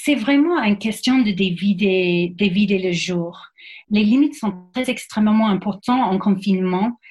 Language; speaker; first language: French; non-native, fluent; English